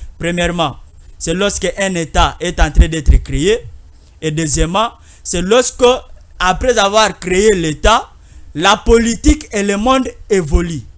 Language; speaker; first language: French; non-native, local second language; Lingala